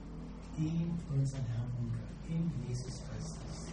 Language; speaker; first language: German; non-native, fluent; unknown